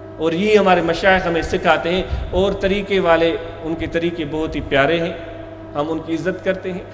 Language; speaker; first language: Urdu; non-native, local second language; Sindhi